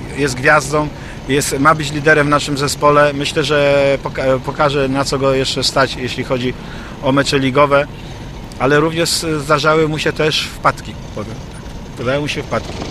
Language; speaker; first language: Polish; native; Polish